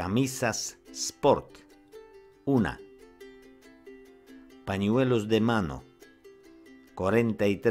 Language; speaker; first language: Spanish; non-native, fluent; Russian